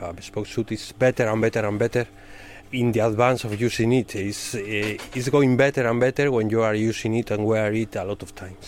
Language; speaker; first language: English; non-native, fluent; Spanish